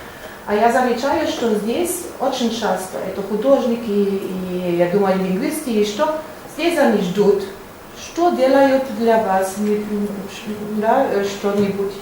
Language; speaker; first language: Russian; non-native, learner; German